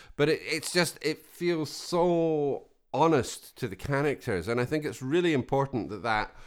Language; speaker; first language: English; native; English